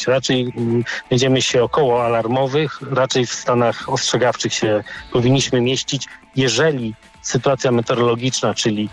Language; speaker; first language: Polish; native; Polish